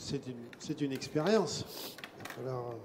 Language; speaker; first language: French; native; French